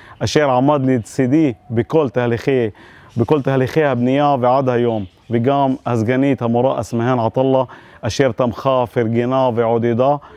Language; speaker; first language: Hebrew; non-native, local second language; Arabic